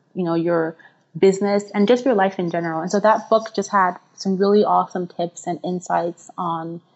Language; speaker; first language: English; non-native, local second language; Yoruba